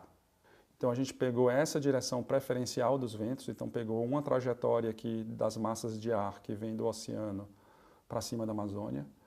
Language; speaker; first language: Portuguese; native; Portuguese